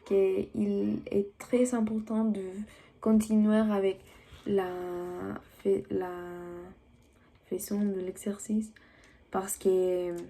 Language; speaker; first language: French; non-native, learner; Spanish